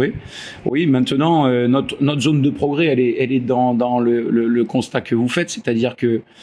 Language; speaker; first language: French; native; French